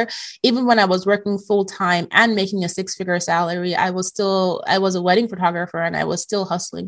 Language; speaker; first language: English; non-native, local second language; Yoruba